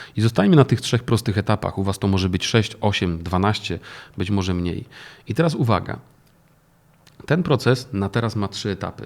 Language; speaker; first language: Polish; native; Polish